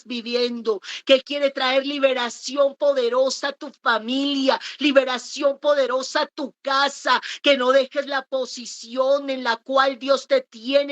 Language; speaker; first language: Spanish; native; Spanish